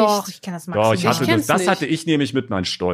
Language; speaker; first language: German; native; German